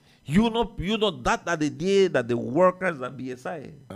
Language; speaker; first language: English; native; English